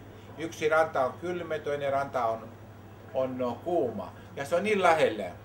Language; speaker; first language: Finnish; non-native, learner; Greek